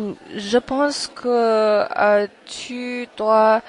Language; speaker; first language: French; non-native, learner; English